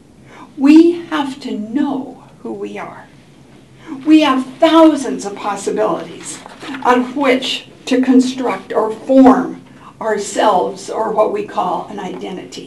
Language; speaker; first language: English; native; English